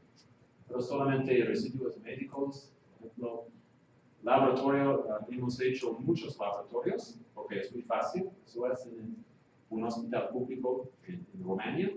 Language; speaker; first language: Spanish; non-native, fluent; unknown